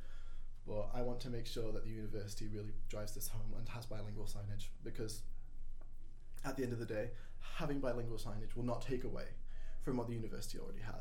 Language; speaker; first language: English; native; English